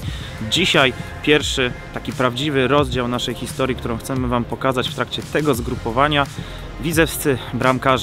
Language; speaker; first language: Polish; native; Polish